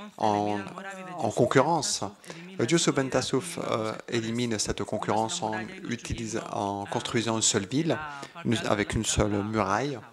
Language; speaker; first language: French; non-native, fluent; Spanish